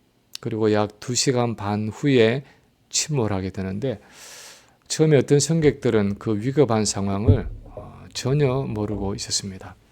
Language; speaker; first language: Korean; native; Korean